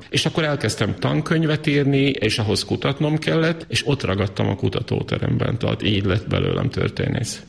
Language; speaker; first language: Hungarian; native; Hungarian